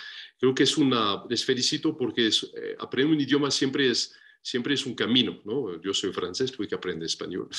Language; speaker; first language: Spanish; non-native, fluent; French